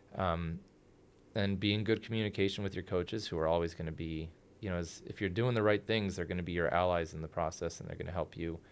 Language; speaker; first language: English; early bilingual, other home language; Spanish